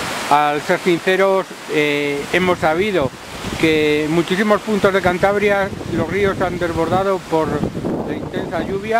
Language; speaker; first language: Spanish; native; Spanish